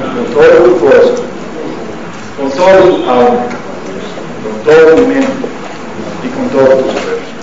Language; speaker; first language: Spanish; non-native, learner; English